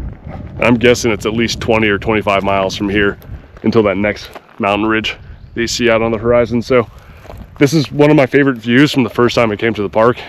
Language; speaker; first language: English; native; English